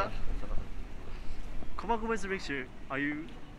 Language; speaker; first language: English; non-native, learner; Japanese